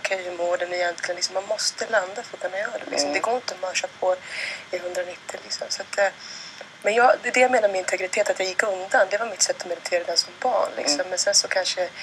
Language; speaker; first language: Swedish; early bilingual, other home language; Berber languages